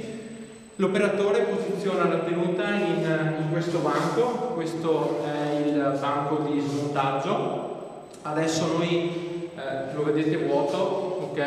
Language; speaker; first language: Italian; native; Italian